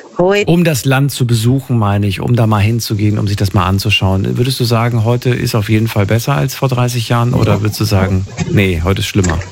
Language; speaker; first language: German; native; German